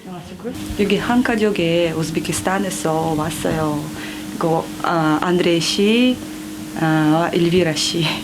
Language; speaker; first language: Korean; non-native, learner; Russian